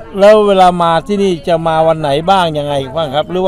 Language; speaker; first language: Thai; native; Thai